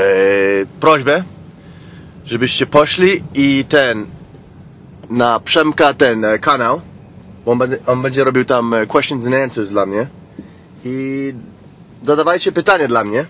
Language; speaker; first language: Polish; early bilingual, heritage; Polish